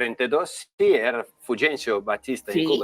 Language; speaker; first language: Spanish; non-native, learner; Portuguese